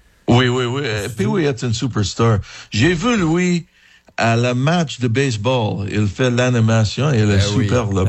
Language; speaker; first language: French; non-native, fluent; English